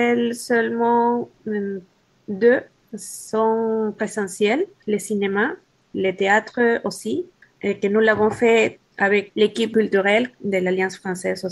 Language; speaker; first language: French; non-native, learner; Spanish